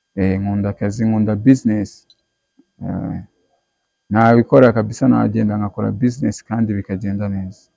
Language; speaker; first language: Kinyarwanda; native; Kinyarwanda